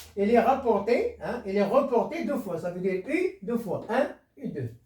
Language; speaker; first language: French; non-native, local second language; Arabic